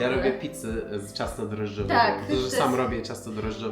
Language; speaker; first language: Polish; non-native, fluent; Persian